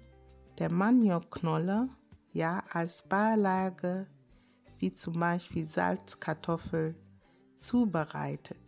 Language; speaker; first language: German; non-native, fluent; Akan